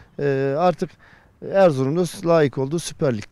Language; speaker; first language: Turkish; native; Turkish